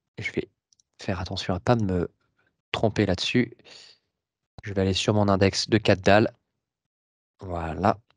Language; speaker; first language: French; native; French